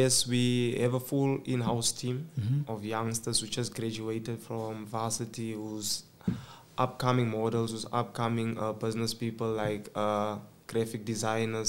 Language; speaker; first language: English; non-native, local second language; Xhosa